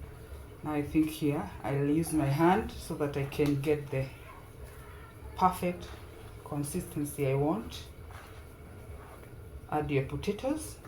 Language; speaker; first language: English; non-native, local second language; Swahili